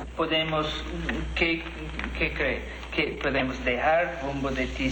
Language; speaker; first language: Spanish; non-native, learner; English